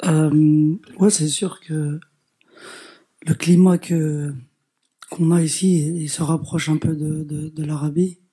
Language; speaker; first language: French; early bilingual, other home language; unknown